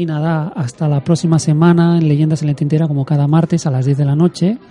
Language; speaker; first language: Spanish; native; Spanish